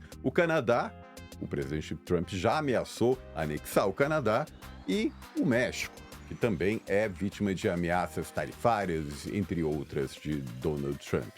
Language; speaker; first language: Portuguese; native; Portuguese